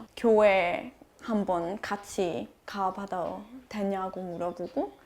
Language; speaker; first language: Korean; non-native, fluent; English